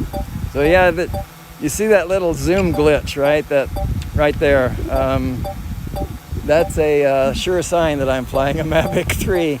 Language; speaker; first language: English; native; English